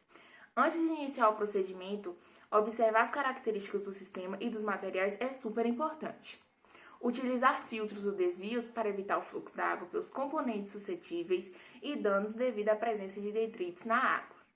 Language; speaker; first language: Portuguese; native; Portuguese